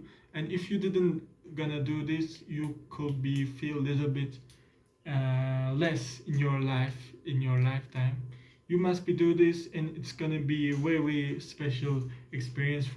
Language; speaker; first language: English; non-native, learner; Turkish